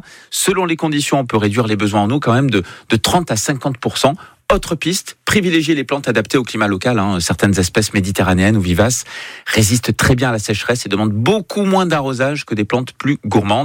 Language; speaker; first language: French; native; French